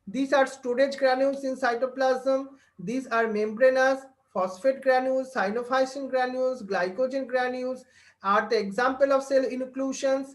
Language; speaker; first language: English; non-native, local second language; Bangla